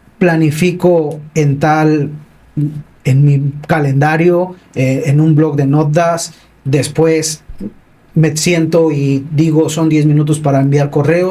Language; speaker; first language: Spanish; native; Spanish